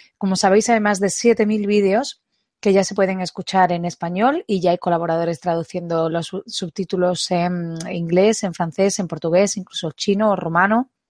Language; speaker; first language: Spanish; native; Spanish